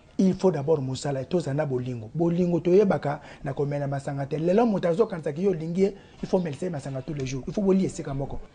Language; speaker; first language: Lingala; native; Lingala